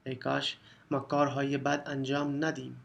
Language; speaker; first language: Persian; non-native, fluent; Urdu